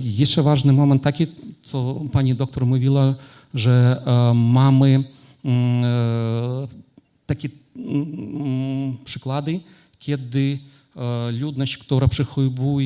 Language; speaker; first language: Polish; non-native, fluent; Ukrainian